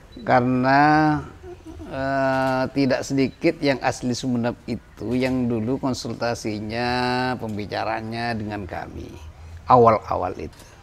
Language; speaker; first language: Indonesian; non-native, local second language; Madurese